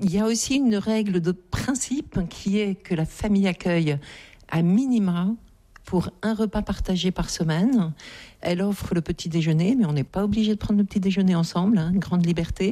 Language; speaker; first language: French; native; French